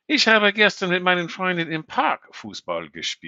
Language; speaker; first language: German; non-native, fluent; English